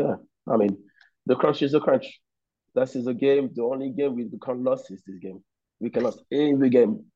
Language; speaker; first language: English; non-native, learner; French